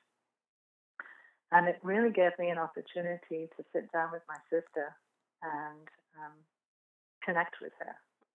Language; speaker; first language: English; native; English